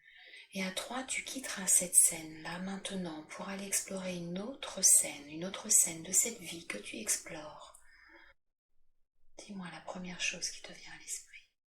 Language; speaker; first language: French; native; French